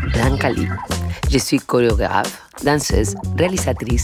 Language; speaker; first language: French; non-native, fluent; Spanish